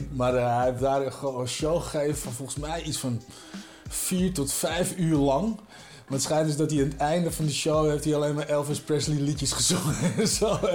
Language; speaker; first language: Dutch; native; Dutch